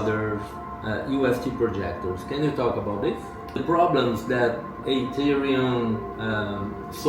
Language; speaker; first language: English; non-native, learner; Portuguese